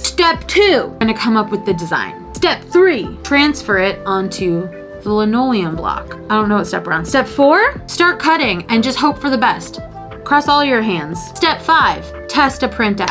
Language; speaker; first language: English; native; English